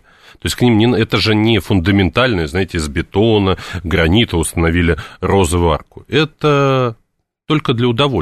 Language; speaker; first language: Russian; native; Russian